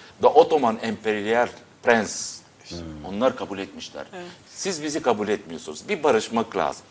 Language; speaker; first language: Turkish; early bilingual, other home language; Arabic